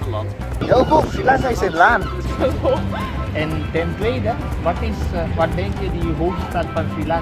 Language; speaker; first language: Dutch; non-native, learner; Sinhala